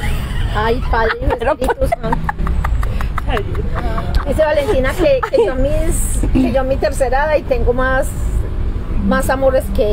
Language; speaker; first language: Spanish; native; Spanish